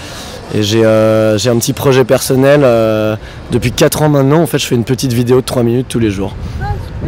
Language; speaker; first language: French; native; French